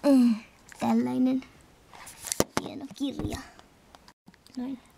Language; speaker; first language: Finnish; native; Finnish